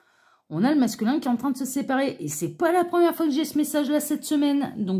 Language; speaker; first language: French; native; French